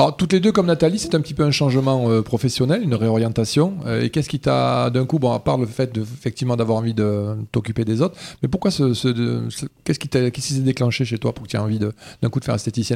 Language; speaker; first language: French; native; French